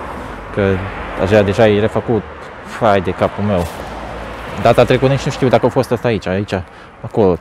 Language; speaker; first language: Romanian; non-native, local second language; Hungarian